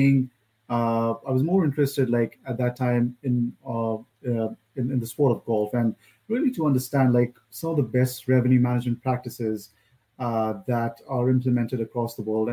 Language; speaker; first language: English; non-native, local second language; Hindi